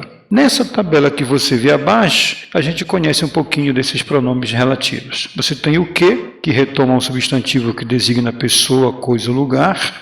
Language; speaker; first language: Portuguese; native; Portuguese